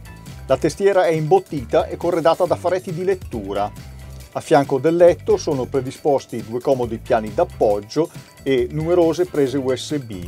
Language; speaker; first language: Italian; native; Italian